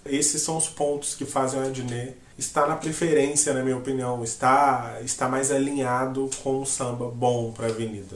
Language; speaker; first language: Portuguese; native; Portuguese